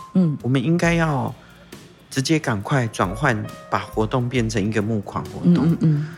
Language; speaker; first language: Chinese; non-native, local second language; Min Nan Chinese